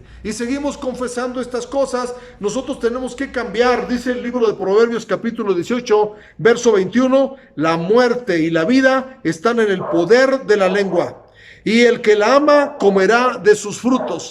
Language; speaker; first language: Spanish; native; Spanish